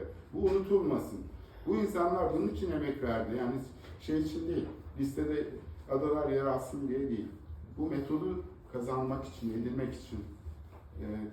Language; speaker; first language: Turkish; native; Turkish